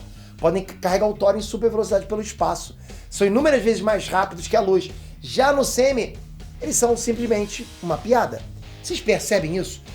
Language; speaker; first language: Portuguese; native; Portuguese